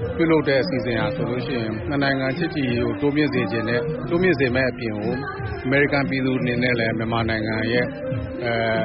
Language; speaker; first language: Burmese; native; Burmese